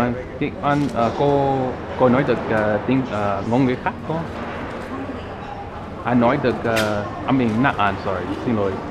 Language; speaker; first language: Vietnamese; non-native, learner; English